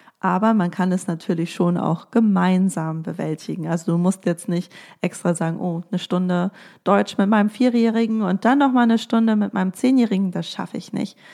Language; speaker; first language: German; native; German